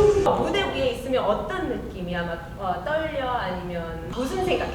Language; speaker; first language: Korean; early bilingual, heritage; English